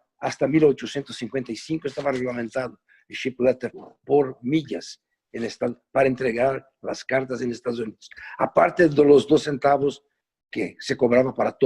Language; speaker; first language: Spanish; non-native, fluent; Portuguese